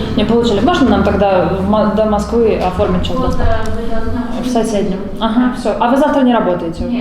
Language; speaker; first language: Russian; native; Russian